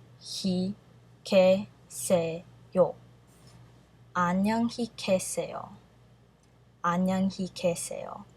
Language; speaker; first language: Korean; early bilingual, heritage; Korean